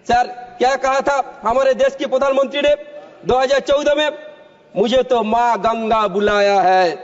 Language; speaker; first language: Hindi; non-native, local second language; Bangla